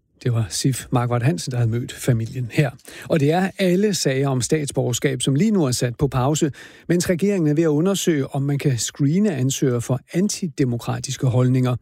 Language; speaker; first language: Danish; native; Danish